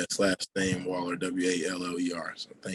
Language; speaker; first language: English; native; English